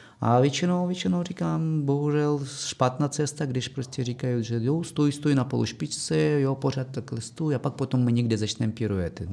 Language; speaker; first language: Czech; non-native, fluent; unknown